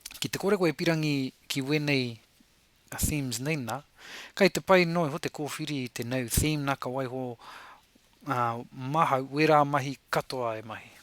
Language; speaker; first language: Māori; native; Māori